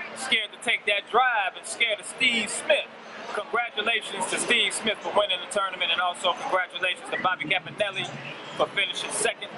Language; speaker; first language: English; native; English